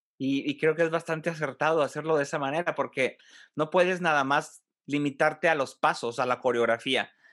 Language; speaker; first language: Spanish; native; Spanish